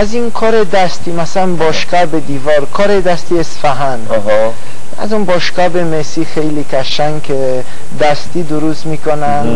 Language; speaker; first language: Persian; non-native, fluent; Romanian